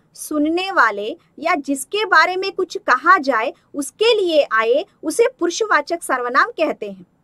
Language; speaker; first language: Hindi; non-native, local second language; Telugu